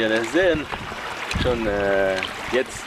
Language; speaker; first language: German; non-native, local second language; French